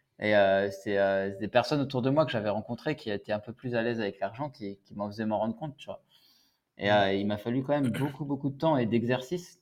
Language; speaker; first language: French; native; French